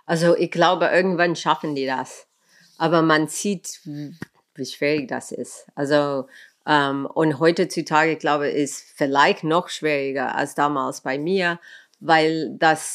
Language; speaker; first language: German; non-native, fluent; English